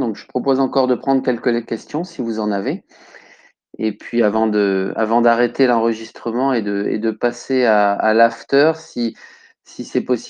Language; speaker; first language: French; native; French